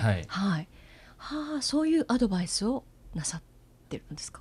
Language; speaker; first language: Japanese; native; Japanese